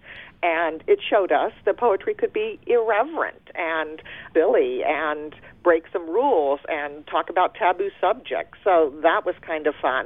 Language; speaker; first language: English; early bilingual, other home language; German